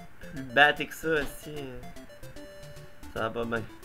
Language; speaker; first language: French; native; French